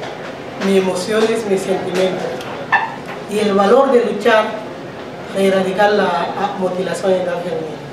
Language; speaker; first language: Spanish; non-native, fluent; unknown